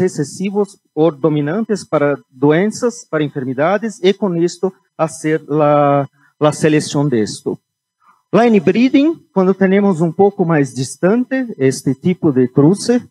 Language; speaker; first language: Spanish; non-native, fluent; Portuguese